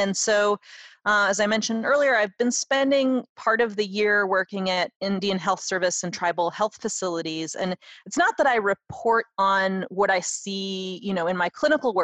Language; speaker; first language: English; native; English